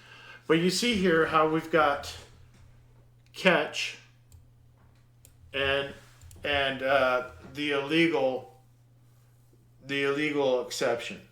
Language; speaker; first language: English; native; English